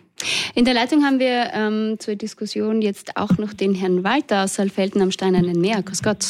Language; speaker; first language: German; native; German